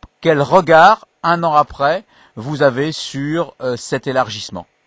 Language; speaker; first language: French; native; French